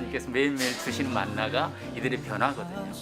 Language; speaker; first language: Korean; native; Korean